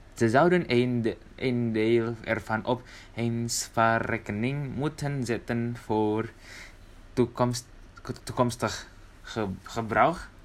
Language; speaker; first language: Dutch; non-native, learner; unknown